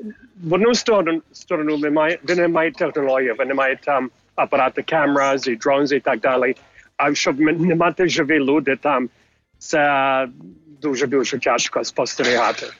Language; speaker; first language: Ukrainian; early bilingual, heritage; English